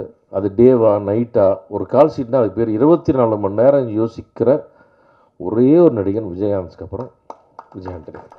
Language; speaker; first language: Tamil; native; Tamil